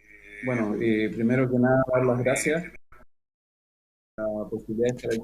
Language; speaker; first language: Spanish; native; Spanish